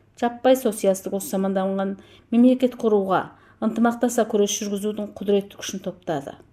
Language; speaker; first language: Kazakh; non-native, local second language; Tatar